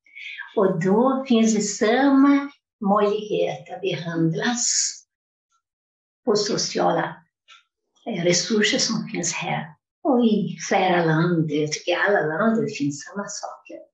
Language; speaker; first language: Swedish; non-native, fluent; Portuguese